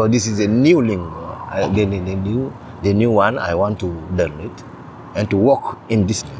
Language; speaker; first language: English; non-native, learner; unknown